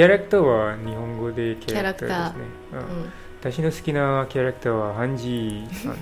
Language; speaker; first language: Japanese; non-native, learner; English